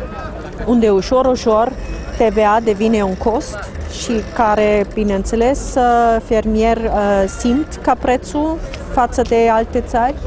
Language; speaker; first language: Romanian; non-native, fluent; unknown